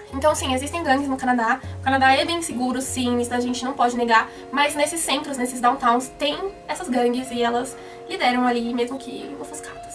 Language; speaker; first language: Portuguese; native; Portuguese